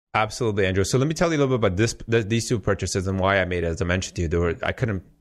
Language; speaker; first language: English; early bilingual, heritage; Persian